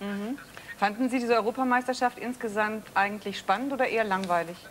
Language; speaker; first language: German; native; German